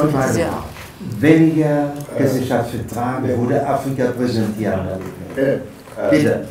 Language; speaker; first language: German; non-native, fluent; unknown